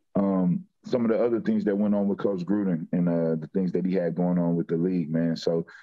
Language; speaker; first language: English; native; English